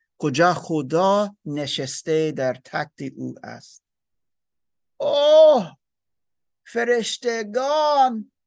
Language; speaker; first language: Persian; non-native, learner; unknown